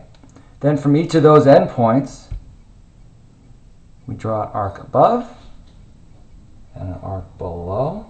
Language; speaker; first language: English; native; English